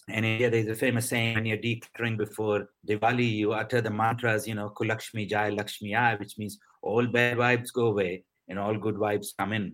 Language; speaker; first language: English; non-native, local second language; Hindi